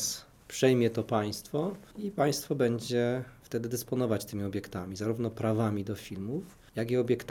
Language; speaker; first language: Polish; native; Polish